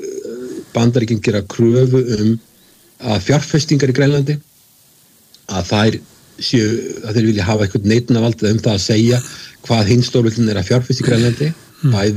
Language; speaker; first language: Icelandic; native; Icelandic